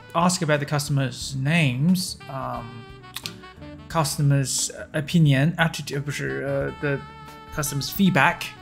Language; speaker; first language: English; non-native, fluent; Chinese